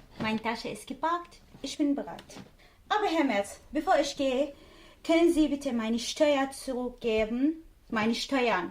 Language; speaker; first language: German; non-native, learner; Arabic